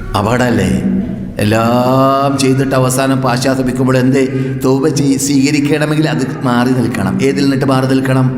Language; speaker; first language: Malayalam; native; Malayalam